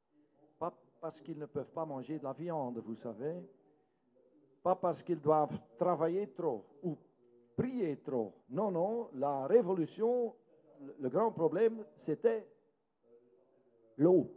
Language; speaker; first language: French; non-native, local second language; Dutch